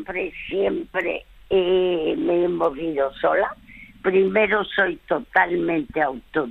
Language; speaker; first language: Spanish; early bilingual, other home language; French